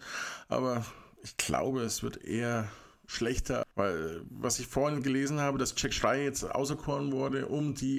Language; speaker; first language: German; native; German